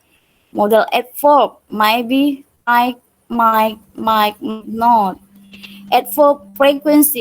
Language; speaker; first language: English; non-native, learner; Indonesian